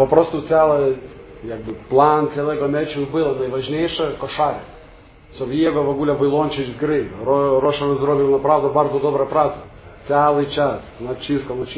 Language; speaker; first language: Polish; non-native, fluent; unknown